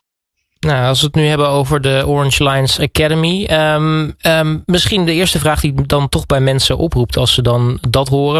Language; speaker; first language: Dutch; native; Dutch